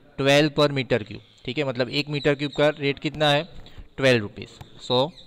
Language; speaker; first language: Hindi; non-native, local second language; Gujarati